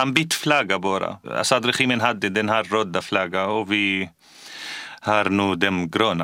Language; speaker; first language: Swedish; non-native, fluent; Arabic